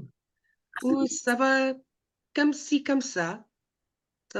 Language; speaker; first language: French; non-native, fluent; English